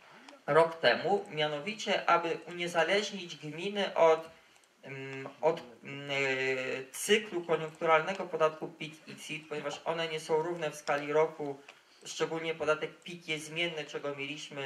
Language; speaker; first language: Polish; native; Polish